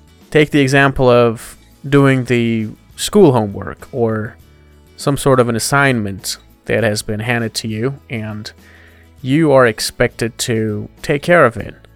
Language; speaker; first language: English; non-native, fluent; Persian